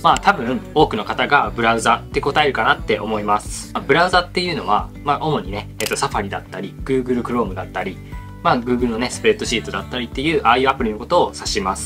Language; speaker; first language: Japanese; native; Japanese